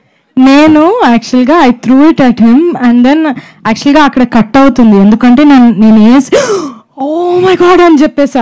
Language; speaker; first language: Telugu; non-native, fluent; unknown